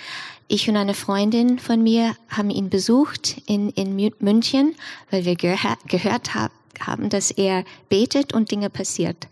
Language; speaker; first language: German; non-native, fluent; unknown